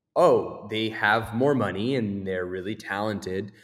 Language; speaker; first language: English; native; English